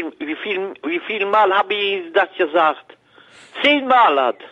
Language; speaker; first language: German; non-native, learner; French